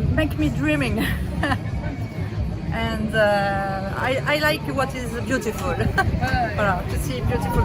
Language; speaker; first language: English; non-native, learner; French